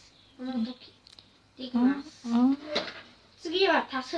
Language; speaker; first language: Japanese; early bilingual, other home language; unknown